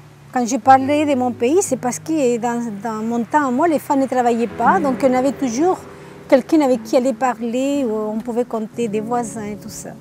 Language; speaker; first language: French; native; French